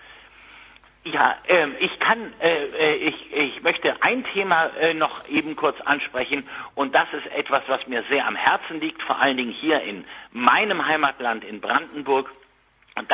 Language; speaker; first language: German; native; German